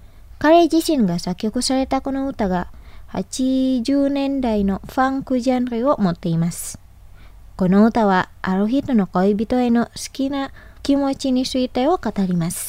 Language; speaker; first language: Japanese; non-native, fluent; Indonesian